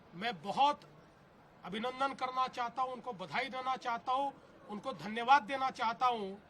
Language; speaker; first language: Hindi; non-native, local second language; Marathi